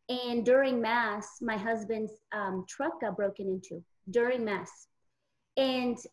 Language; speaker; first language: English; native; English